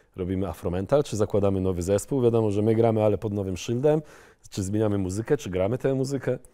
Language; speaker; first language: Polish; native; Polish